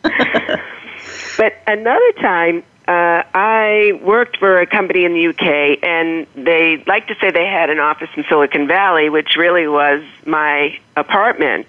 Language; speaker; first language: English; native; English